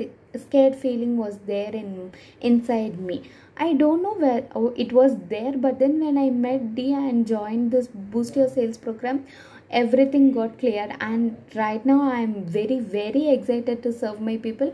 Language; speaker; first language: English; non-native, local second language; Tamil